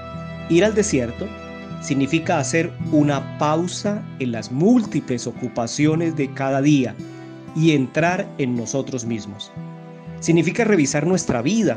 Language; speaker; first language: Spanish; native; Spanish